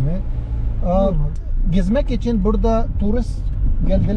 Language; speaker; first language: Turkish; non-native, learner; Urdu